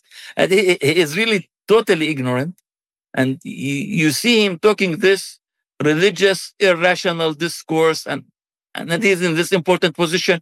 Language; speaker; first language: English; non-native, fluent; Arabic